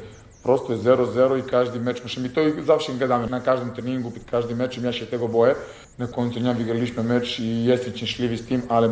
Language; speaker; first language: Polish; non-native, fluent; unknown